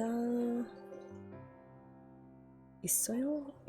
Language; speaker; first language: Korean; non-native, learner; English